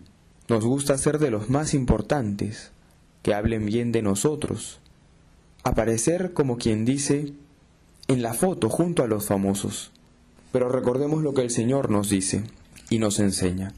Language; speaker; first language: Spanish; native; Spanish